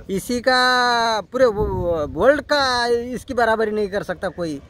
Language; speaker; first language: Hindi; non-native, local second language; Marathi